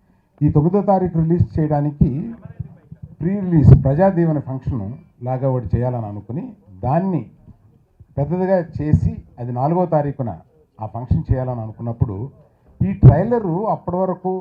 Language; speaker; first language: Telugu; native; Telugu